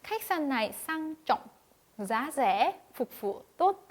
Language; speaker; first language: Vietnamese; non-native, fluent; Korean